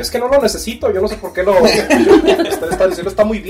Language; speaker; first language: Spanish; native; Spanish